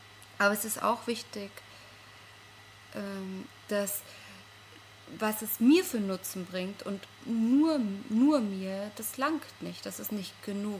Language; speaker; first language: German; non-native, fluent; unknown